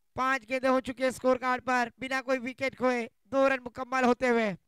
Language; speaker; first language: Hindi; non-native, local second language; Marathi